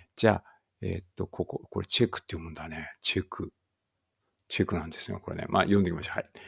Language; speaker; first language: Japanese; native; Japanese